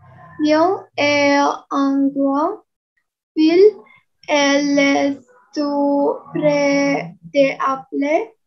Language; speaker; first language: French; non-native, learner; Indonesian